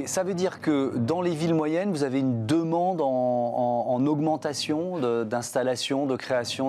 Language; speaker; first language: French; native; French